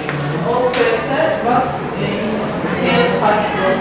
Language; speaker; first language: English; non-native, learner; Turkish